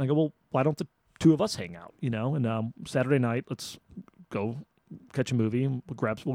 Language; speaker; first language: English; native; English